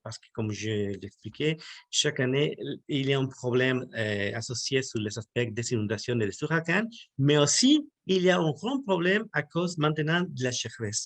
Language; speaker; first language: French; non-native, learner; Spanish